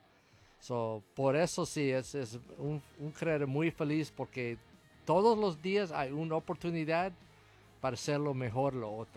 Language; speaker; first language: Spanish; non-native, learner; English